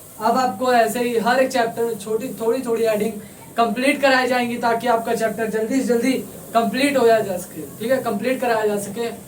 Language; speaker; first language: Hindi; native; Hindi